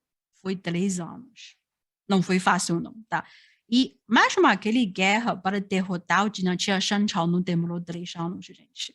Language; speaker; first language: Portuguese; non-native, fluent; Chinese